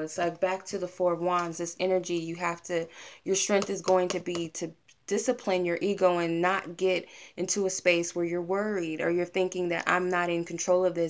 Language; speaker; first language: English; native; English